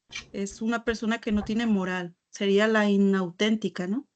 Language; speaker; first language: Spanish; native; Spanish